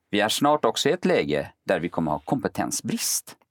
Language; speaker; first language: Swedish; early bilingual, other home language; Kurdish